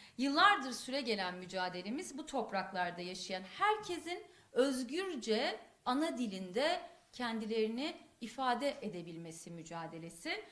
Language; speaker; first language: Turkish; non-native, local second language; Kurdish